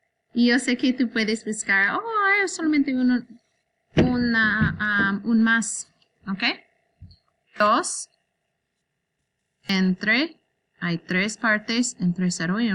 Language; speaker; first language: Spanish; non-native, learner; English